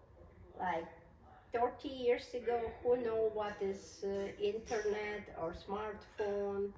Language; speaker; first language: English; non-native, learner; Russian